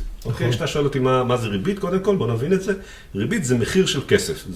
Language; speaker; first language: Hebrew; native; Hebrew